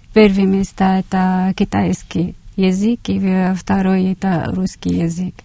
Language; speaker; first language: Russian; non-native, learner; Arabic